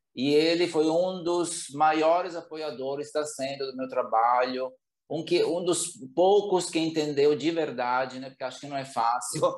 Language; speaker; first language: Portuguese; non-native, fluent; Italian